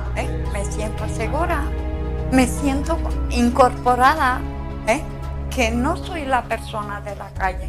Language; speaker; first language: Spanish; non-native, learner; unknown